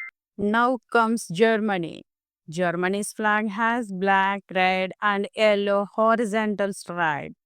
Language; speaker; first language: English; non-native, local second language; Telugu